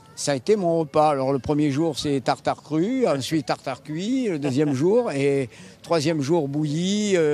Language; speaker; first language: French; native; French